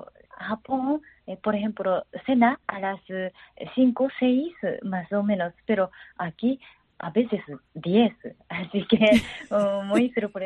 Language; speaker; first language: Spanish; non-native, learner; Japanese